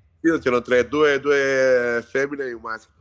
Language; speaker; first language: Italian; non-native, fluent; Portuguese